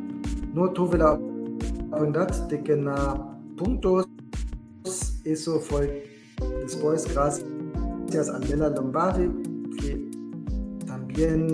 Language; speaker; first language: Spanish; non-native, fluent; German